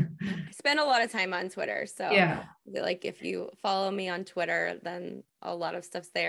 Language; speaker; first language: English; native; English